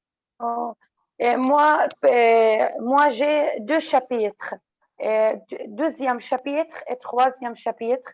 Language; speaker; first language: French; non-native, fluent; Arabic